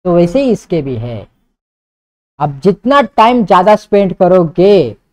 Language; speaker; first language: Hindi; non-native, local second language; Marathi